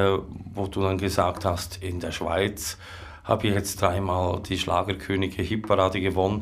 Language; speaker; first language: German; native; German